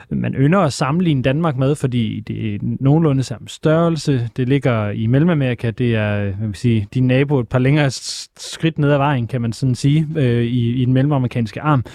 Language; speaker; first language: Danish; native; Danish